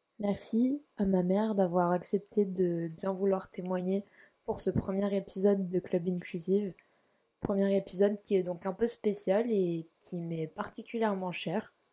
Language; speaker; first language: French; native; French